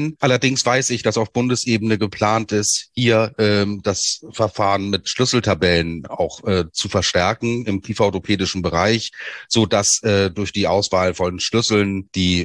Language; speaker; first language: German; native; German